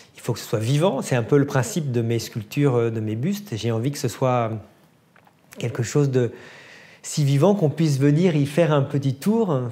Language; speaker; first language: French; native; French